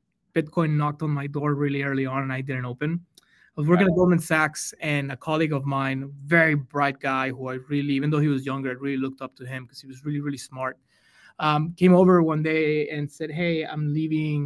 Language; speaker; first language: English; non-native, fluent; Spanish